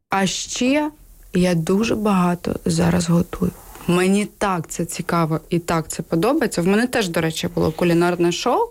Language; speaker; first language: Ukrainian; native; Ukrainian